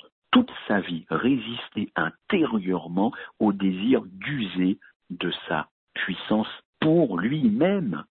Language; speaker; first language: French; native; French